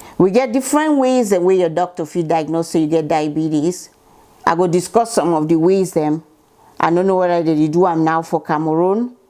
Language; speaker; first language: Nigerian Pidgin; native; Nigerian Pidgin